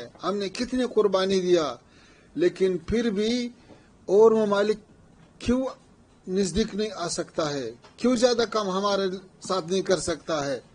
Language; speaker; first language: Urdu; non-native, fluent; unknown